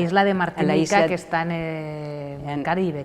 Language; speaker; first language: Spanish; non-native, local second language; Catalan